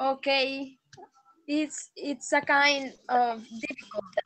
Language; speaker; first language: English; non-native, learner; Spanish